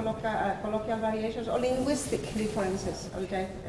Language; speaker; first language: English; non-native, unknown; Quechua